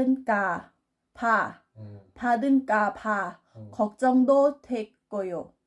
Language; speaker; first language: Korean; non-native, learner; Thai